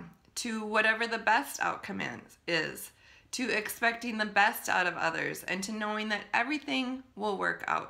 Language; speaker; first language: English; native; English